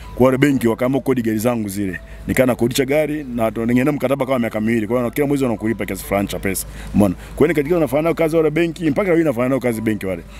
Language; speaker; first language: Swahili; non-native, local second language; Sukuma